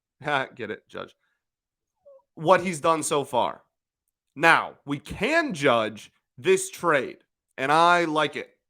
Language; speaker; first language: English; native; English